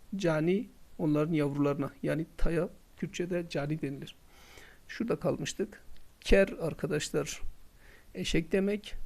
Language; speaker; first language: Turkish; non-native, local second language; Kurdish